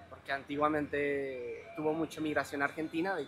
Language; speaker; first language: Spanish; native; Spanish